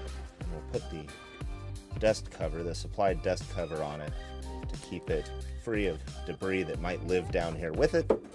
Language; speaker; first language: English; native; English